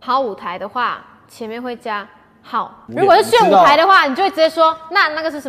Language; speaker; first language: Chinese; native; Chinese